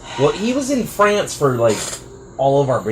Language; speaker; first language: English; native; English